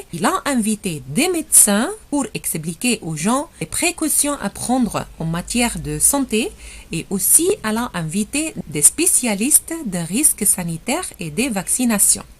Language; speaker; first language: French; non-native, fluent; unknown